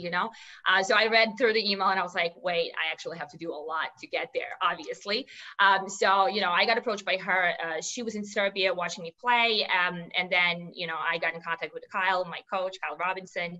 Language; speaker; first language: English; non-native, fluent; Serbian